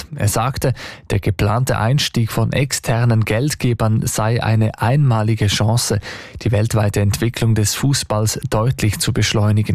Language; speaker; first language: German; native; German